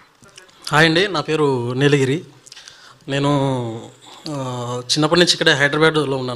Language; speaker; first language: Telugu; native; Telugu